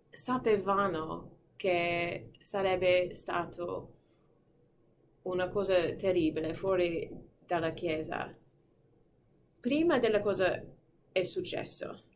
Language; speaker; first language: Italian; non-native, fluent; English